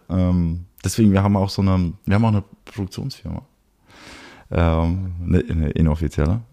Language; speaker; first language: German; early bilingual, heritage; German